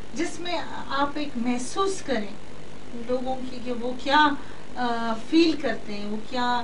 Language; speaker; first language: Urdu; non-native, local second language; Baluchi